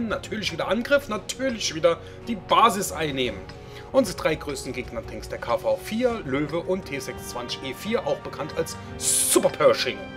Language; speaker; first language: German; native; German